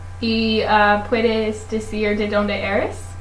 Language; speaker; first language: Spanish; non-native, learner; English